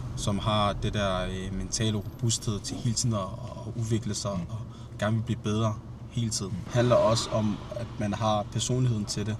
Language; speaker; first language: Danish; early bilingual, other home language; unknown